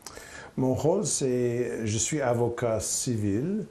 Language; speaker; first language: French; non-native, local second language; English